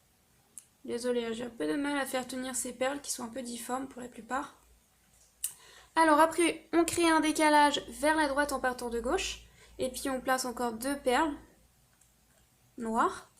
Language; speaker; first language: French; native; French